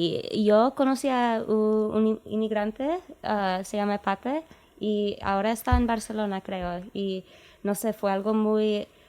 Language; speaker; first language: Spanish; non-native, learner; English